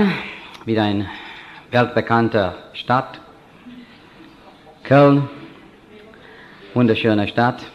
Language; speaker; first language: German; non-native, fluent; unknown